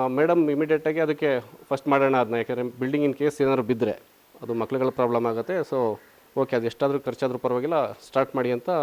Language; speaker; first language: Kannada; native; Kannada